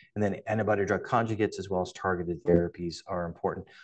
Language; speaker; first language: English; native; English